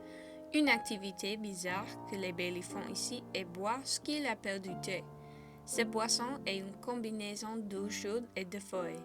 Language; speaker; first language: French; non-native, fluent; English